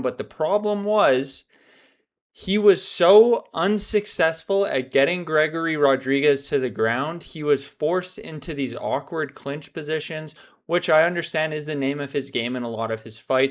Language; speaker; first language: English; native; English